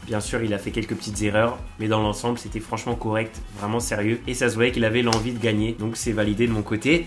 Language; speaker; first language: French; native; French